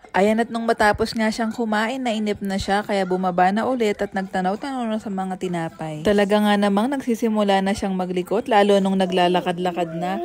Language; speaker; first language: Filipino; native; Filipino